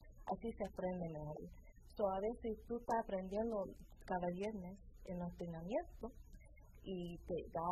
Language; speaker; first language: Spanish; early bilingual, heritage; Spanish